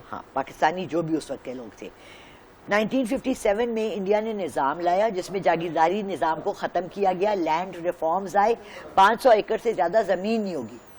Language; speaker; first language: Urdu; non-native, local second language; Pashto